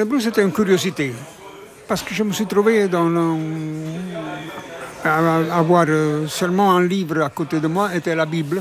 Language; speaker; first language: French; non-native, fluent; Italian